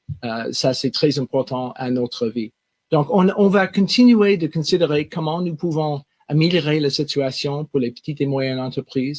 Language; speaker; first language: French; non-native, local second language; English